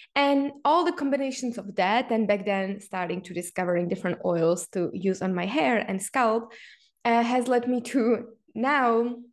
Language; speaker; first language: English; non-native, fluent; Czech